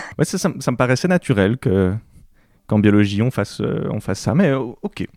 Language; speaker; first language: French; native; French